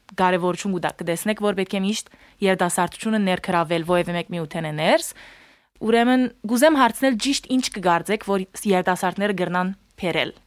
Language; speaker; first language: Armenian; early bilingual, heritage; Armenian